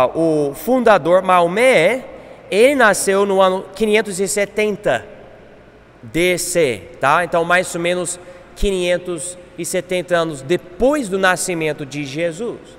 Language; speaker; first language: Portuguese; non-native, fluent; English